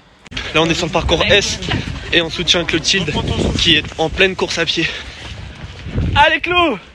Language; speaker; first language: French; native; French